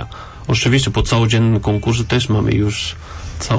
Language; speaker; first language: Polish; non-native, learner; French